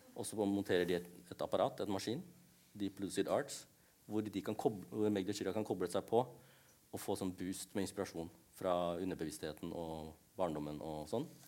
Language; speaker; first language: Norwegian; early bilingual, other home language; Tamil